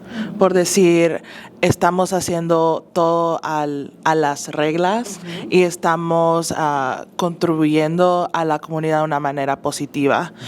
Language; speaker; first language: Spanish; early bilingual, other home language; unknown